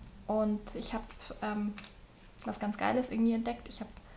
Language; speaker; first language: German; native; German